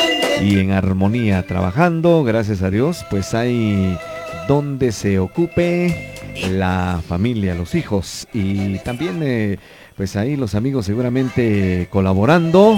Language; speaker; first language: Spanish; native; Spanish